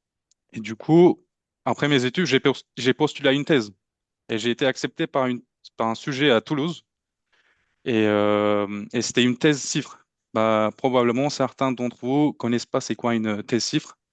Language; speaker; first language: French; non-native, fluent; Turkish